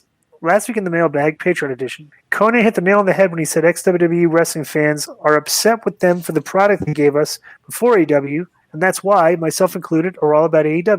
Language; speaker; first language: English; native; English